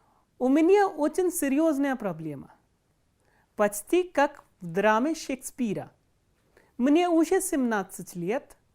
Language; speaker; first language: Russian; non-native, fluent; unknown